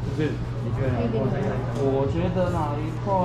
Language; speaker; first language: Chinese; native; Chinese